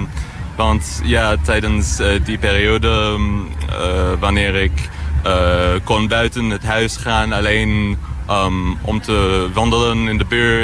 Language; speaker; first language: Dutch; non-native, fluent; English